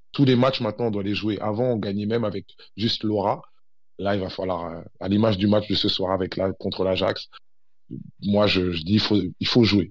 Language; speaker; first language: French; early bilingual, other home language; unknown